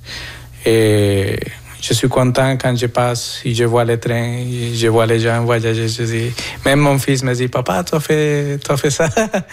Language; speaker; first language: French; non-native, fluent; Spanish